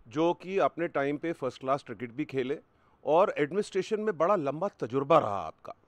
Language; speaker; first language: Hindi; native; Hindi